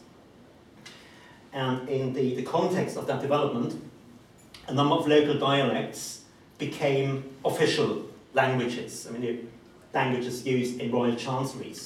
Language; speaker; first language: English; non-native, fluent; German